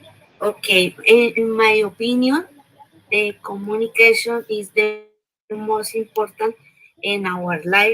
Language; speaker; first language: English; non-native, learner; Spanish